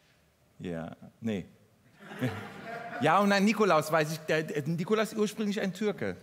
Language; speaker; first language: German; native; German